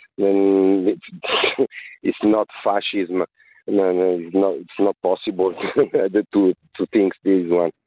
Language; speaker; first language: English; non-native, learner; Italian